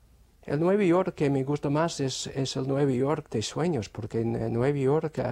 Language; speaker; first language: Spanish; non-native, fluent; English